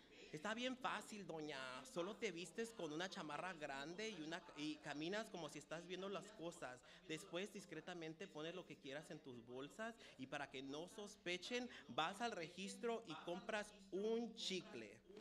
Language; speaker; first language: Spanish; early bilingual, heritage; Spanish